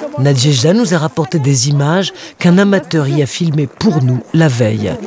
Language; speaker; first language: French; native; French